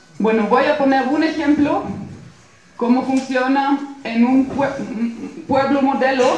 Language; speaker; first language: Spanish; non-native, fluent; German